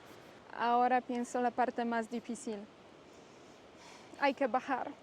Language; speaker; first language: Spanish; non-native, learner; Polish